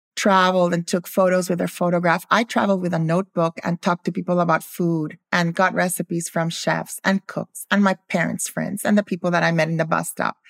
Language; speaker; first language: English; early bilingual, other home language; Spanish